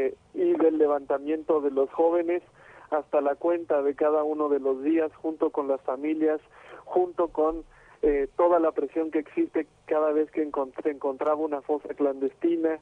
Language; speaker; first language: Spanish; native; Spanish